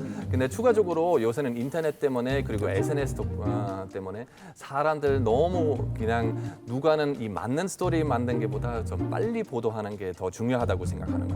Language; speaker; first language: Korean; non-native, fluent; German